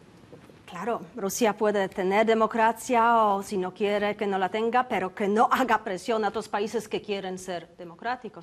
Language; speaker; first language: Spanish; non-native, fluent; Polish